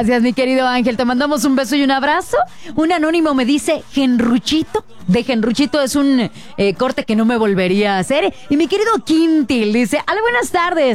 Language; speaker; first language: Spanish; native; Spanish